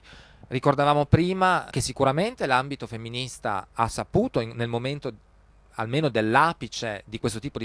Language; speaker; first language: Italian; native; Italian